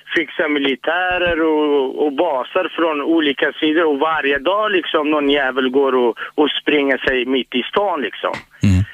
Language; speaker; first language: Swedish; non-native, fluent; Arabic